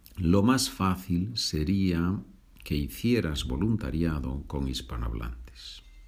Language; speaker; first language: Spanish; native; Spanish